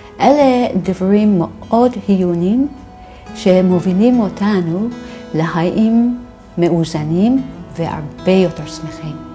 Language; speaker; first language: Hebrew; non-native, fluent; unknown